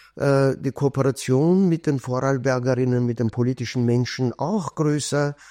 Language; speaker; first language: German; non-native, fluent; Kurdish